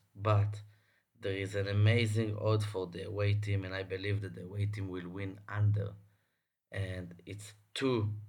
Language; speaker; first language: English; non-native, fluent; Hebrew